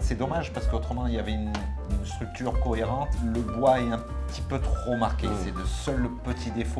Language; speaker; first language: French; native; French